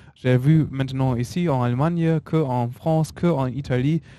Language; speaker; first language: French; non-native, learner; German